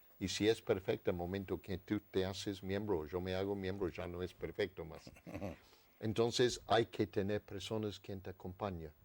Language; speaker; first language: Spanish; non-native, fluent; English